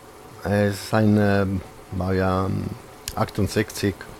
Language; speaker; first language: German; non-native, fluent; Italian